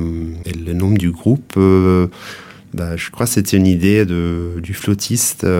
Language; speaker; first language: French; non-native, fluent; Italian